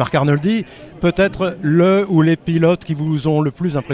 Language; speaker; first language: French; native; French